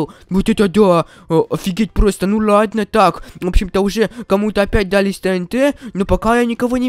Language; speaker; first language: Russian; native; Russian